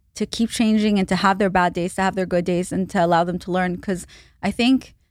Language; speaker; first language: English; non-native, fluent; Hebrew